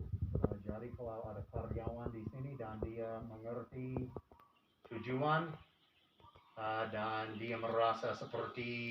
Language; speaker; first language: Indonesian; non-native, fluent; English